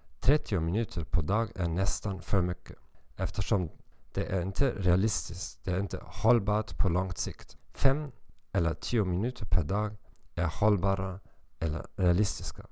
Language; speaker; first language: Swedish; non-native, learner; German